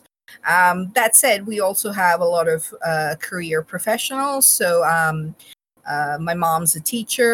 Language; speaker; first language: English; non-native, local second language; Bangla